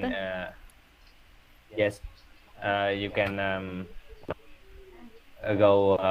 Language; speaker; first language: English; non-native, learner; Vietnamese